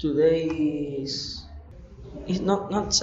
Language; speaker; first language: English; non-native, learner; Spanish